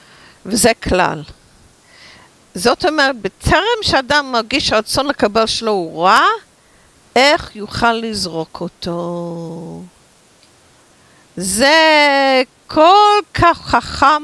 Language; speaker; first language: Hebrew; non-native, fluent; English